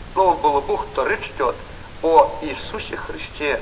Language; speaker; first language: Polish; non-native, learner; Russian